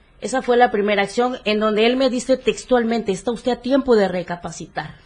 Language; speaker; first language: Spanish; native; Spanish